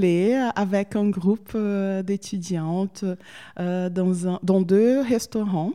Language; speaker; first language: French; non-native, fluent; Portuguese